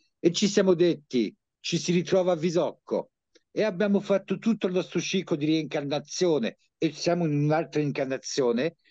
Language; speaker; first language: Italian; early bilingual, heritage; French